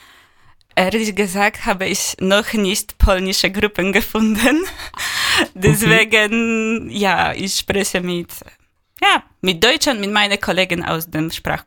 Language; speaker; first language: German; non-native, learner; Polish